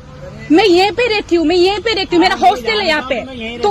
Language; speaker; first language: Hindi; non-native, local second language; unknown